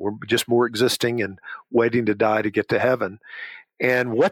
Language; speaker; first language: English; native; English